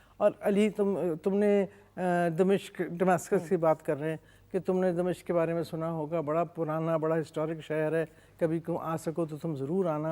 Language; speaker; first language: Urdu; non-native, local second language; English